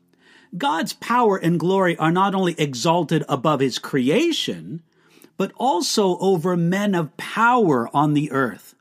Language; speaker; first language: English; native; English